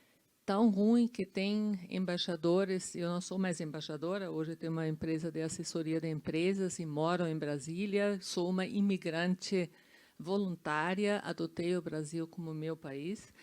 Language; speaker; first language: Portuguese; non-native, fluent; German